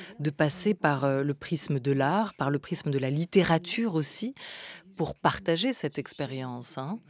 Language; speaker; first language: French; native; French